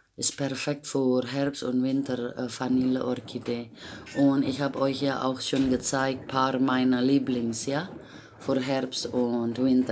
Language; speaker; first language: German; non-native, fluent; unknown